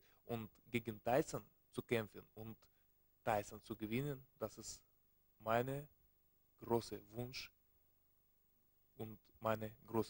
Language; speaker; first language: German; non-native, learner; Russian